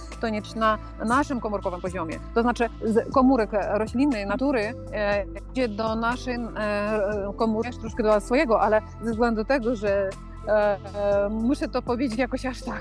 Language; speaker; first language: Polish; non-native, fluent; Ukrainian